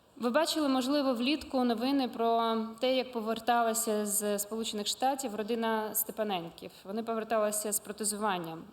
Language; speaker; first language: Ukrainian; non-native, local second language; Russian